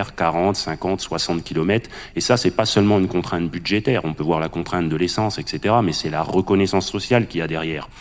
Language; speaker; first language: French; native; French